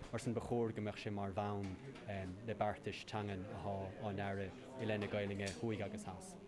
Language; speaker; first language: Irish; native; Irish